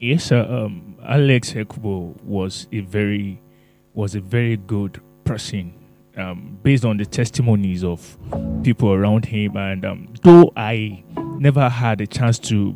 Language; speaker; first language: English; non-native, local second language; Yoruba